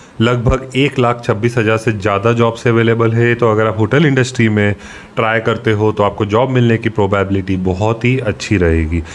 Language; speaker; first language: Hindi; native; Hindi